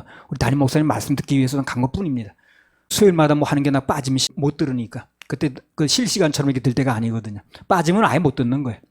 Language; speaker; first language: Korean; native; Korean